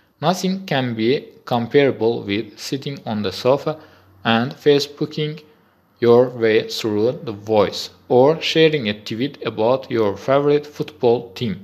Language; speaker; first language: English; non-native, fluent; Azerbaijani